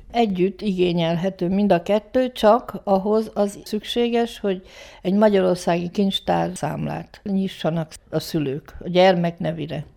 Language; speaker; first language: Hungarian; native; Hungarian